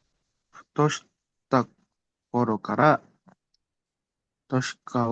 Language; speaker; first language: Japanese; non-native, learner; Indonesian